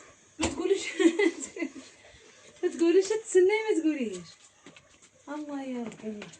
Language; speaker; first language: Arabic; native; Arabic